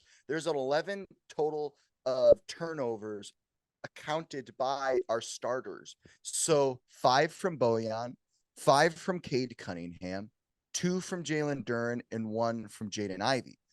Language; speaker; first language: English; native; English